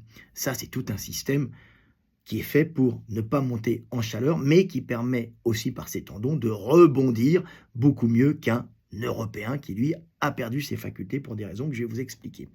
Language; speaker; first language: French; native; French